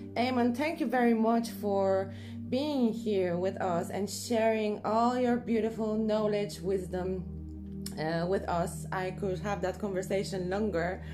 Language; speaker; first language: English; non-native, fluent; Polish